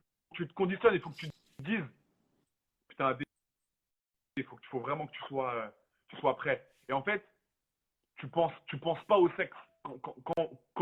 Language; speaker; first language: French; native; French